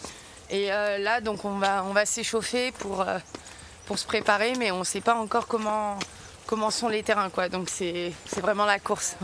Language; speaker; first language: French; native; French